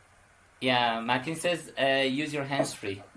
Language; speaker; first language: English; non-native, fluent; Persian